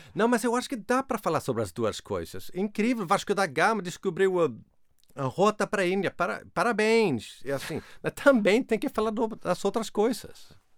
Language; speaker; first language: Portuguese; non-native, fluent; Swedish